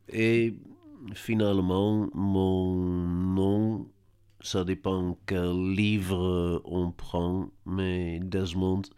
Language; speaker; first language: French; non-native, learner; Dutch